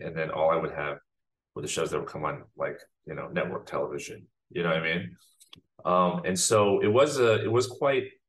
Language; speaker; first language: English; native; English